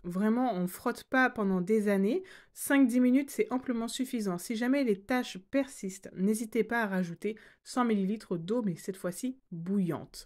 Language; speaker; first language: French; native; French